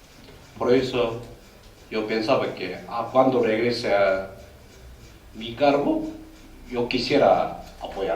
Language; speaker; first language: Spanish; non-native, learner; Korean